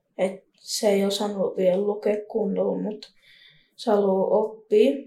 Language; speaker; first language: Finnish; native; Finnish